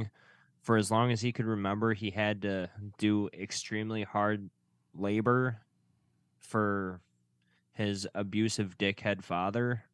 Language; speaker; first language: English; native; English